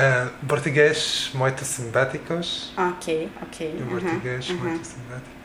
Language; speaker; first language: Portuguese; non-native, learner; Arabic